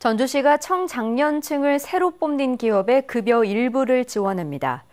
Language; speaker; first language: Korean; native; Korean